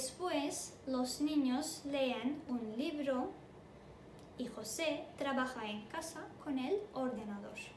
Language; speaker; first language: Spanish; non-native, fluent; Turkish